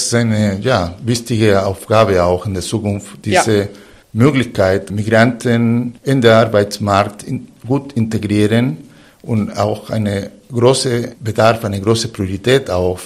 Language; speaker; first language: German; non-native, fluent; Spanish